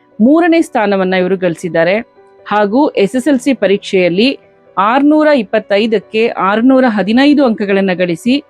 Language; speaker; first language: Kannada; native; Kannada